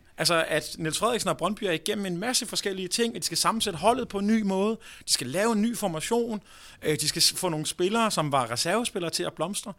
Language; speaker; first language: Danish; native; Danish